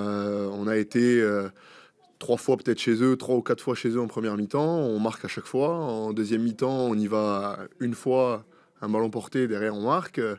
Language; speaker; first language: French; native; French